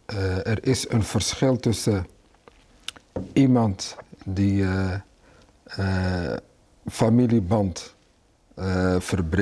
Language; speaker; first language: Dutch; early bilingual, other home language; Arabic